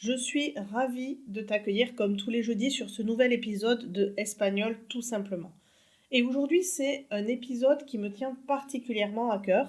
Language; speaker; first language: French; native; French